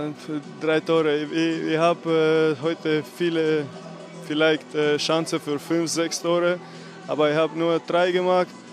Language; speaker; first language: German; non-native, learner; Albanian